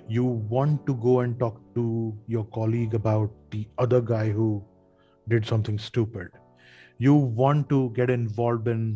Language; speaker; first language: English; non-native, local second language; Hindi